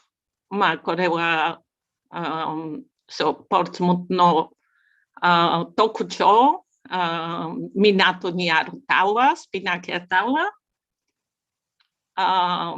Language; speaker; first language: Japanese; non-native, learner; Bulgarian